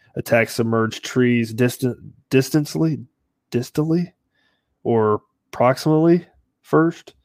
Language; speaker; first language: English; native; English